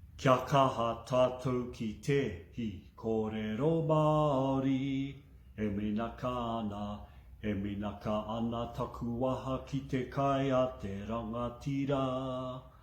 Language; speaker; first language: Māori; non-native, local second language; English